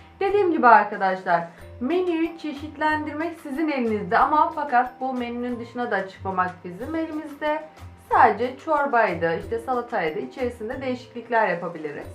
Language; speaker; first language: Turkish; native; Turkish